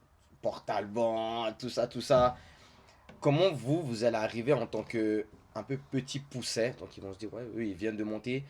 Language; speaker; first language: French; native; French